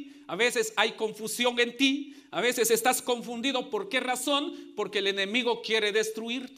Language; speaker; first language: Spanish; native; Spanish